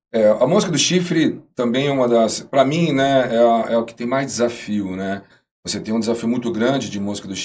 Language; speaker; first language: Portuguese; native; Portuguese